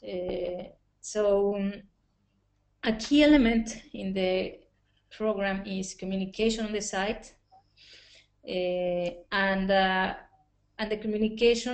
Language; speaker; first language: English; non-native, local second language; Spanish